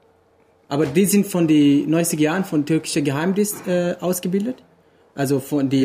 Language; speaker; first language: German; non-native, fluent; Kurdish